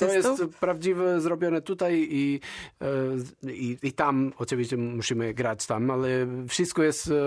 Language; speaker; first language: Polish; non-native, learner; Portuguese